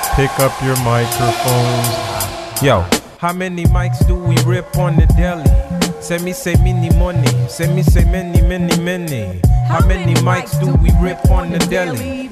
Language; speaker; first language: English; non-native, fluent; Dutch